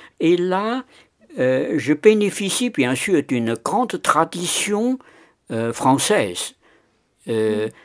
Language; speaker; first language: French; non-native, fluent; Chinese